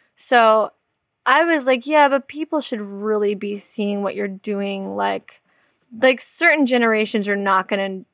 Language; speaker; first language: English; native; English